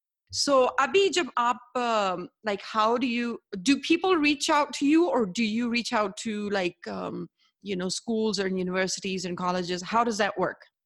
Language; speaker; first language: English; non-native, local second language; Hindi